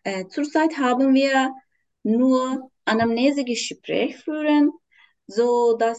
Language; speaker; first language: German; non-native, learner; Turkish